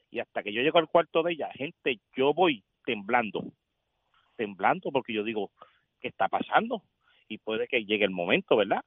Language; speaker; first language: Spanish; native; Spanish